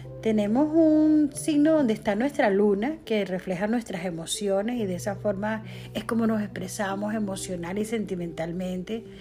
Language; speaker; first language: Spanish; native; Spanish